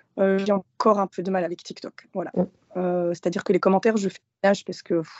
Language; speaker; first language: French; early bilingual, other home language; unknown